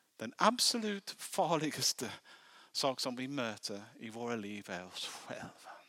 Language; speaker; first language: Swedish; non-native, fluent; English